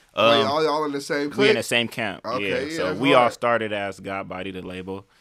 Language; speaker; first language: English; native; English